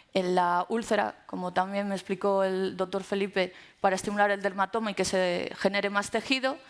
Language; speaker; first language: Spanish; native; Spanish